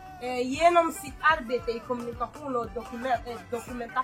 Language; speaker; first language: Swedish; non-native, fluent; Lingala